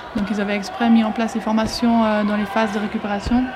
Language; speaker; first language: French; early bilingual, other home language; German